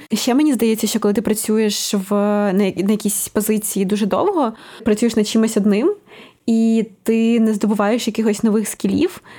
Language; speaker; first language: Ukrainian; native; Ukrainian